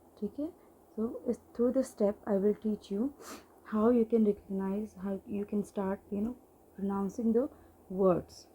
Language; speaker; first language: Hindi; native; Hindi